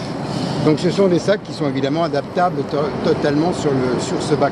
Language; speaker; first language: French; native; French